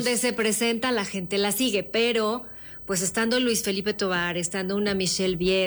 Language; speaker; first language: Spanish; native; Spanish